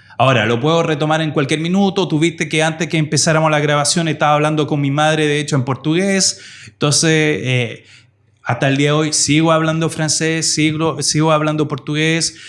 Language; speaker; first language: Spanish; non-native, fluent; French